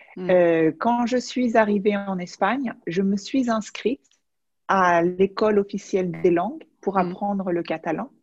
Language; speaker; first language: French; native; French